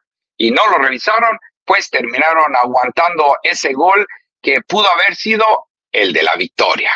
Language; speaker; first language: Spanish; native; Spanish